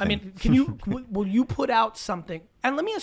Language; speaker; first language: English; early bilingual, other home language; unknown